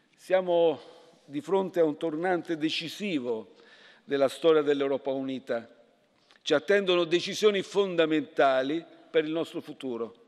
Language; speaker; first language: Italian; native; Italian